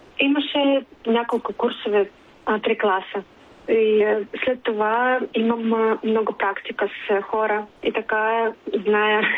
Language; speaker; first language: Bulgarian; non-native, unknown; Russian